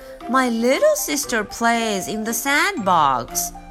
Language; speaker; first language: English; non-native, fluent; Chinese